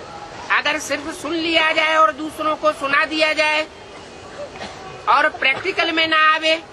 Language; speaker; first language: Hindi; native; Hindi